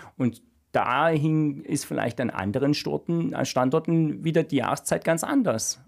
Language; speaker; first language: German; native; German